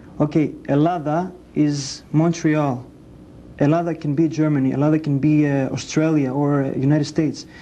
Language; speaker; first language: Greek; early bilingual, heritage; Greek